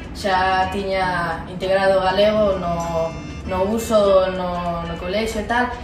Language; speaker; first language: Galician; early bilingual, other home language; Spanish